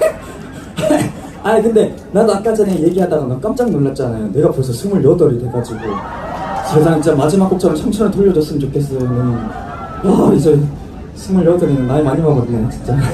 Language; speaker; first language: Korean; native; Korean